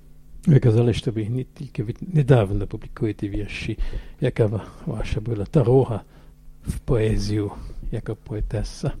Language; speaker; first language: Ukrainian; non-native, fluent; German